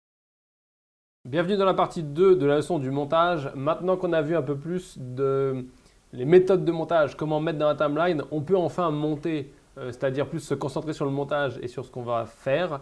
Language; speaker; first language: French; native; French